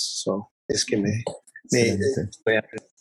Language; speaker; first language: Spanish; non-native, fluent; English